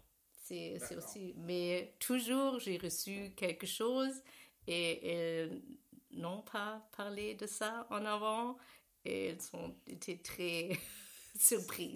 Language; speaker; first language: French; non-native, learner; German